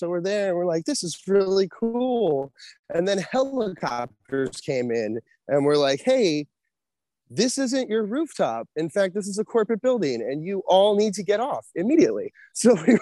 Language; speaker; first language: English; native; English